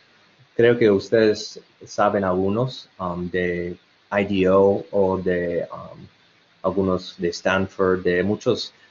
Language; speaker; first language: Spanish; non-native, learner; English